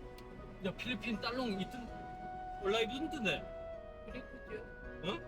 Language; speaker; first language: Korean; native; Korean